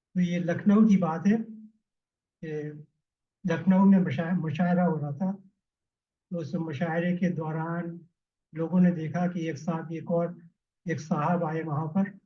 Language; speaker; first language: Urdu; native; Urdu